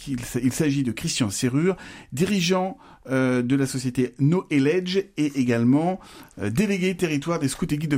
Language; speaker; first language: French; native; French